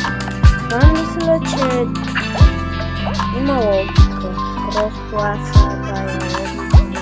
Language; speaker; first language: Bulgarian; native; Bulgarian